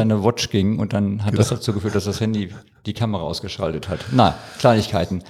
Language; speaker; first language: German; native; German